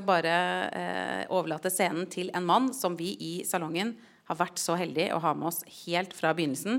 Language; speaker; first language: Norwegian; native; Norwegian